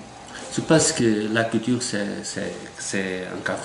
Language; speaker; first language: French; non-native, fluent; Portuguese